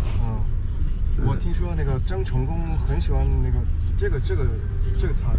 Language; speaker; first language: Chinese; non-native, learner; Korean